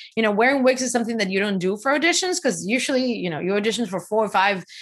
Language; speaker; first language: English; non-native, fluent; Spanish